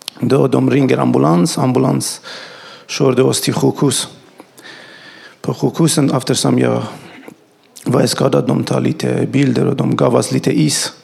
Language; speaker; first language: Swedish; non-native, learner; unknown